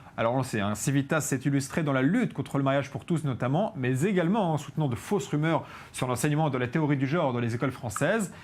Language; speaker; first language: French; native; French